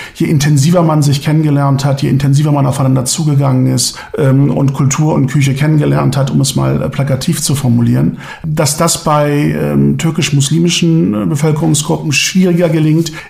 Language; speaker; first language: German; non-native, local second language; Turkish